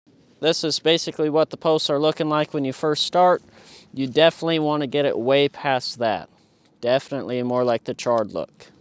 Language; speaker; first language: English; native; English